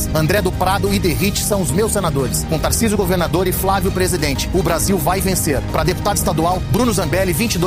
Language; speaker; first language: Portuguese; native; Portuguese